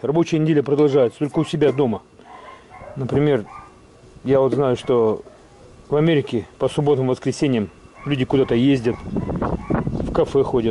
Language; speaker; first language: Russian; native; Russian